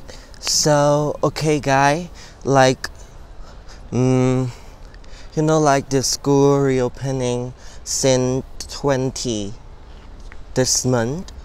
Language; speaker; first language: English; non-native, learner; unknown